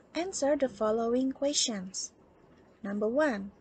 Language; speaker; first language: English; non-native, fluent; Indonesian